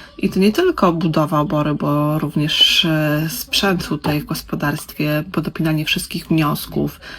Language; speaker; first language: Polish; native; Polish